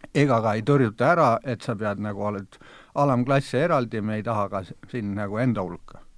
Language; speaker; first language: Estonian; native; Estonian